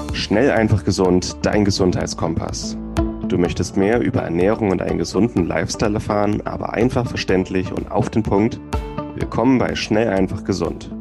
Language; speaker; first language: German; native; German